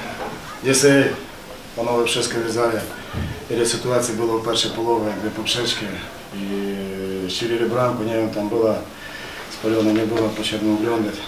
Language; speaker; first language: Polish; non-native, learner; Ukrainian